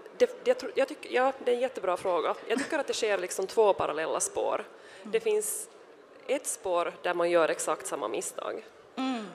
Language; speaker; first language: Swedish; native; Swedish